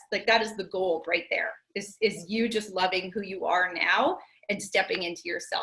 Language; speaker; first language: English; native; English